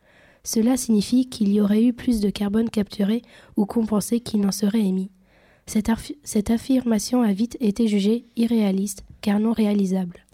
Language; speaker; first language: French; native; French